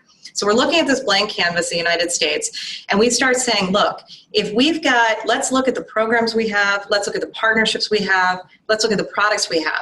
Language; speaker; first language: English; native; English